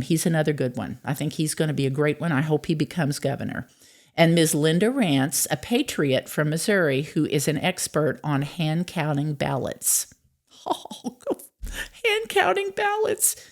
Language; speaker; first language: English; native; English